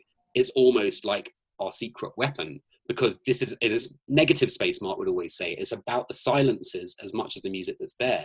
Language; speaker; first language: English; native; English